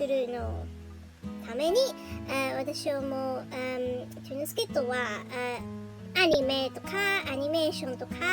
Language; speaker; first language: Japanese; non-native, learner; English